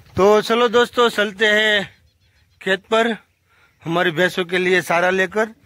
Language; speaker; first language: Hindi; non-native, local second language; Gujarati